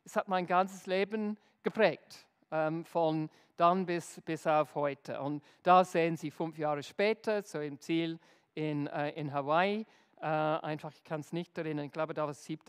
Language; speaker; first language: German; non-native, fluent; English